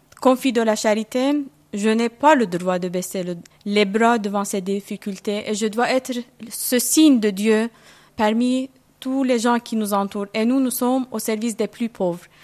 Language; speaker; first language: French; non-native, fluent; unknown